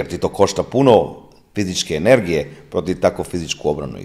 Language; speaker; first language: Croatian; non-native, fluent; Italian